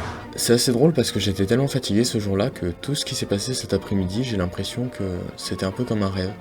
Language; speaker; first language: French; native; French